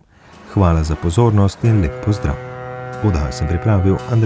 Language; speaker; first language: Slovenian; native; Slovenian